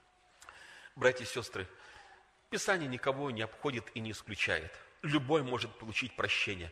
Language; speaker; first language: Russian; native; Russian